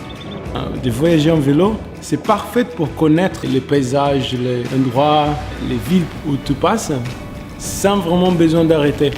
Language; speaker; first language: French; non-native, fluent; Portuguese